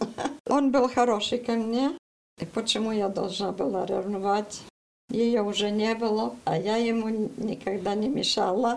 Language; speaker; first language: Russian; early bilingual, heritage; Russian